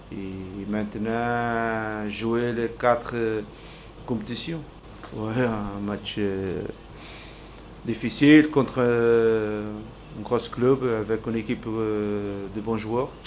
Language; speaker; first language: French; non-native, learner; Portuguese